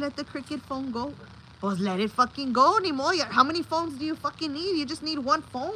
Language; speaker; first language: English; early bilingual, other home language; Spanish